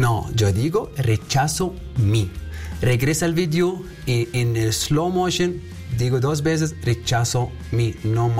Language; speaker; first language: Spanish; non-native, learner; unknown